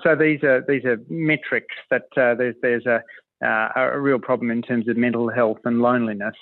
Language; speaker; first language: English; native; English